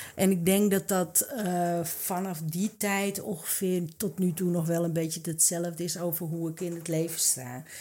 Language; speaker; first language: Dutch; early bilingual, other home language; Arabic